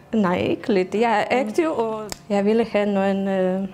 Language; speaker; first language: Danish; non-native, learner; Russian